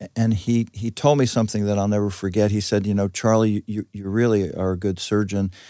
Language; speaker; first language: English; early bilingual, other home language; Greek